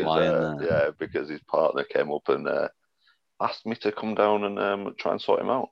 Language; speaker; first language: English; native; English